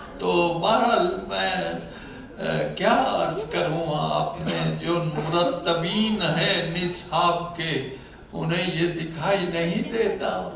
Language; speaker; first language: Urdu; non-native, local second language; Punjabi